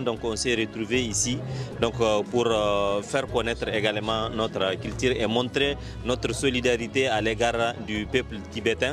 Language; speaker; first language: French; non-native, local second language; Tamasheq